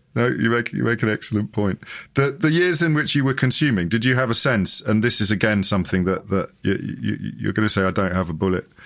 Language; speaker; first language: English; native; English